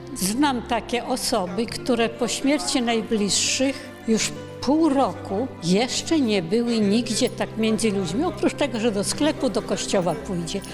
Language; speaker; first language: Polish; native; Polish